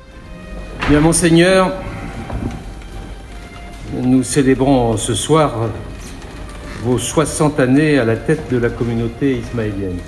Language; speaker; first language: French; native; French